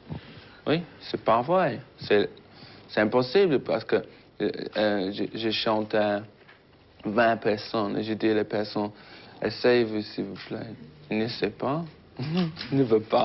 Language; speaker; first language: French; non-native, learner; English